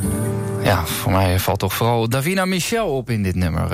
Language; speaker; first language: Dutch; native; Dutch